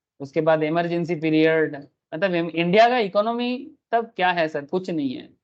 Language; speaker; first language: Hindi; non-native, local second language; Bangla